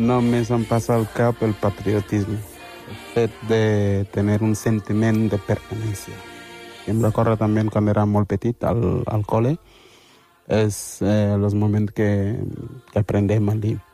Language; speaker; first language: Catalan; non-native, local second language; Wolof